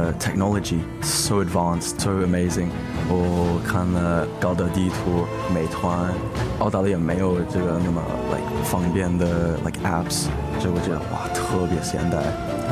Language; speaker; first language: Chinese; early bilingual, heritage; English